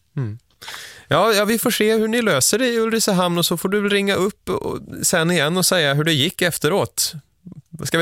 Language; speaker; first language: Swedish; native; Swedish